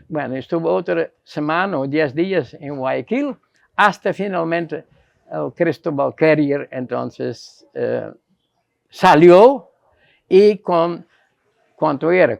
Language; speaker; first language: Spanish; non-native, fluent; Dutch